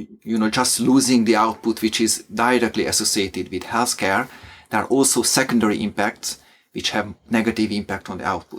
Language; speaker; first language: English; non-native, fluent; Hungarian